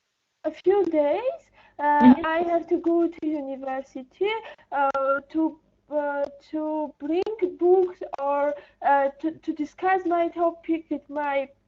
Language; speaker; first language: English; non-native, learner; Armenian